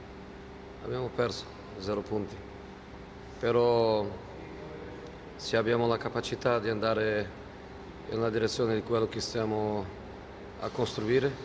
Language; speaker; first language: Italian; non-native, fluent; Portuguese